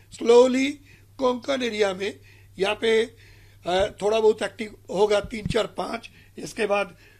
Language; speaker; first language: Hindi; non-native, local second language; Marathi